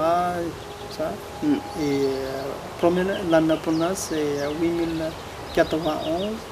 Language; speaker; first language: French; non-native, learner; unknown